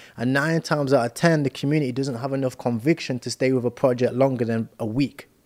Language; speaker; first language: English; native; English